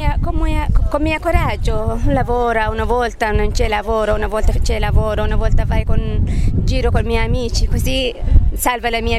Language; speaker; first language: Italian; non-native, learner; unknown